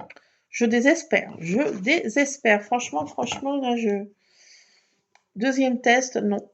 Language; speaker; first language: French; native; French